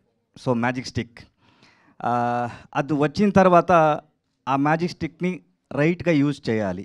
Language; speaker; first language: Telugu; non-native, learner; Kannada